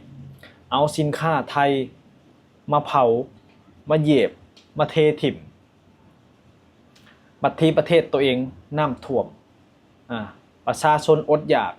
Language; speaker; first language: Thai; non-native, local second language; Lao